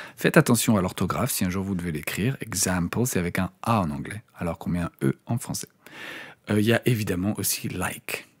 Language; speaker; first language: French; native; French